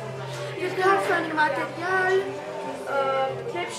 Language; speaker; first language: German; non-native, local second language; Romanian